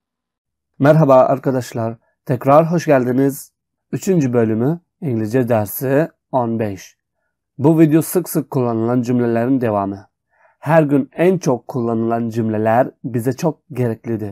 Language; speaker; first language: Turkish; non-native, fluent; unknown